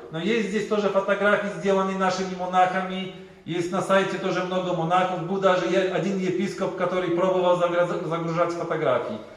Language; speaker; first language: Russian; non-native, learner; Polish